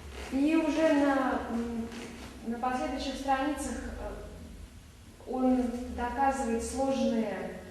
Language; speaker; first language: Russian; native; Russian